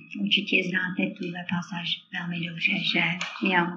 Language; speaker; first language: Czech; non-native, fluent; English